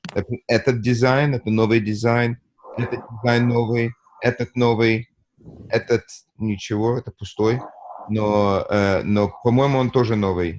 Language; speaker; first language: Russian; early bilingual, heritage; Russian